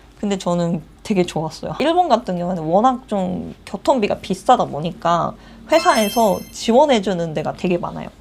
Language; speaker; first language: Korean; non-native, fluent; Japanese